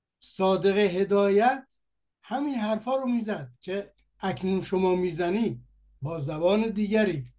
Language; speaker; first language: Persian; native; Persian